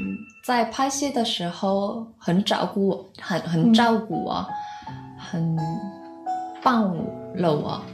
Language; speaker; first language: Chinese; non-native, learner; Korean